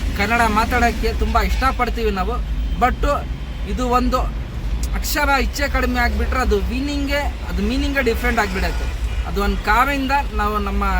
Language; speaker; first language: Kannada; non-native, local second language; Urdu